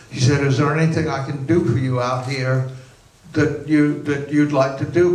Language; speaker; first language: English; native; English